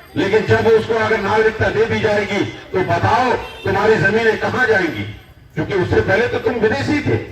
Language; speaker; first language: Hindi; native; Hindi